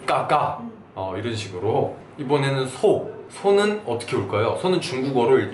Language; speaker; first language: Korean; native; Korean